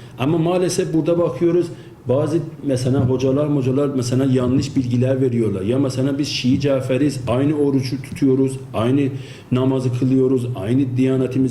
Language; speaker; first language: Turkish; non-native, fluent; Azerbaijani